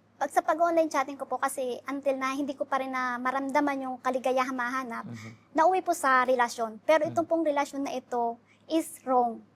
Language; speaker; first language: Filipino; native; Filipino